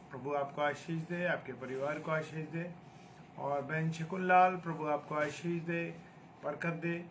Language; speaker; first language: Hindi; native; Hindi